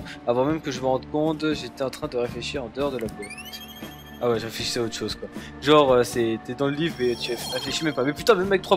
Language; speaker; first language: French; native; French